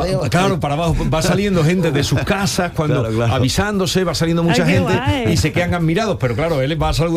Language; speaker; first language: Spanish; native; Spanish